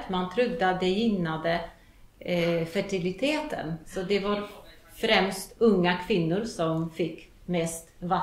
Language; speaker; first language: Swedish; non-native, fluent; Polish